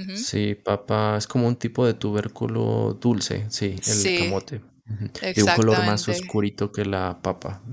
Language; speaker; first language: Spanish; native; Spanish